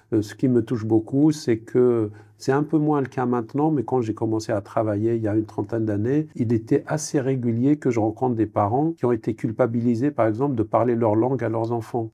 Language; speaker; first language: French; non-native, local second language; Kabyle